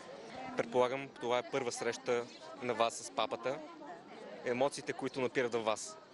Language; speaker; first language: Bulgarian; native; Bulgarian